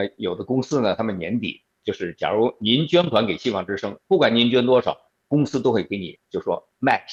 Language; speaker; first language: Chinese; native; Chinese